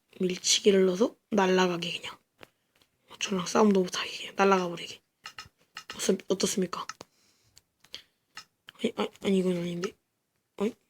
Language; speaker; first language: Korean; native; Korean